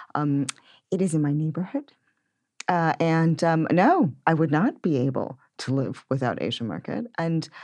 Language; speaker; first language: English; native; English